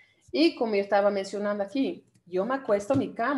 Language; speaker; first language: Spanish; non-native, fluent; Dutch